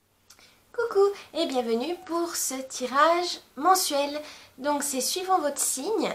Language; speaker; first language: French; native; French